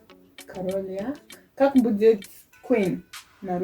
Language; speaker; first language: Russian; non-native, fluent; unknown